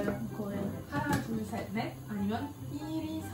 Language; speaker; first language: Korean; non-native, learner; French